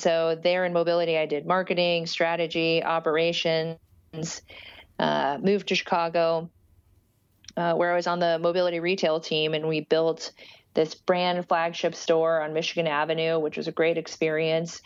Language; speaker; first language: English; early bilingual, other home language; Portuguese